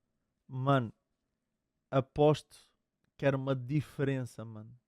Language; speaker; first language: Portuguese; native; Portuguese